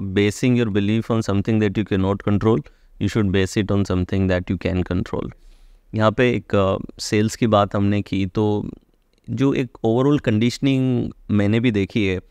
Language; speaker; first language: Hindi; native; Hindi